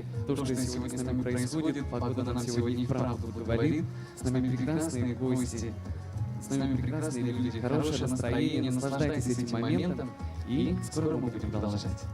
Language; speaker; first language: Russian; native; Russian